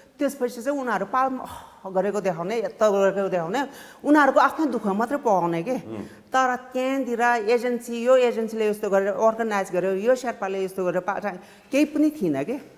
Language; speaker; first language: Nepali; non-native, local second language; Sherpa